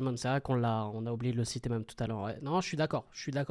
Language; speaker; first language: French; native; French